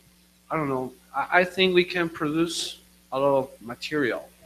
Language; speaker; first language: English; non-native, fluent; Spanish